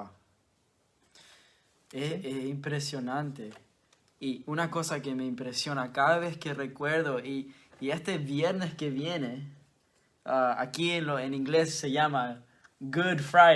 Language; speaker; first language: Spanish; non-native, fluent; English